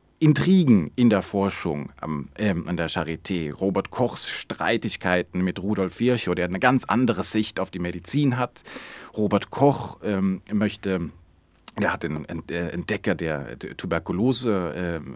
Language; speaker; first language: German; non-native, fluent; Swedish